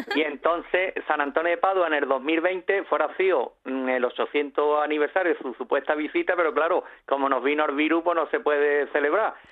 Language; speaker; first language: Spanish; native; Spanish